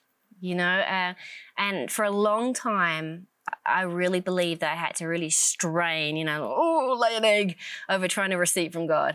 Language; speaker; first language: English; native; English